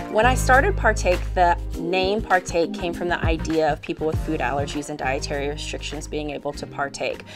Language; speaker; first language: English; native; English